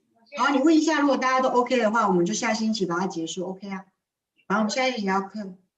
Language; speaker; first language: Chinese; native; Chinese